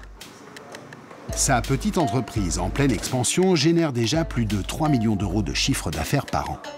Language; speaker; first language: French; native; French